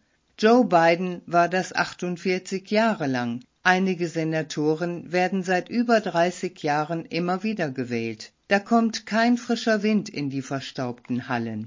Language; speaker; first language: German; native; German